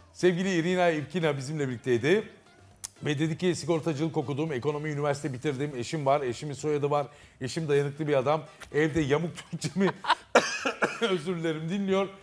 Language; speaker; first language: Turkish; native; Turkish